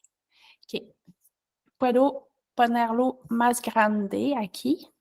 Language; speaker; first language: Spanish; non-native, learner; French